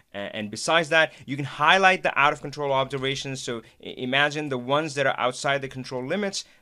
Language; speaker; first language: English; non-native, local second language; Hindi